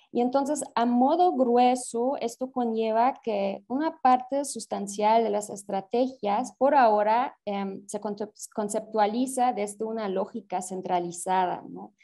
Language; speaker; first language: Spanish; non-native, fluent; German